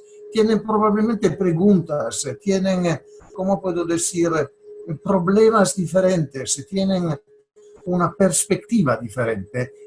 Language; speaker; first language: Spanish; non-native, fluent; Italian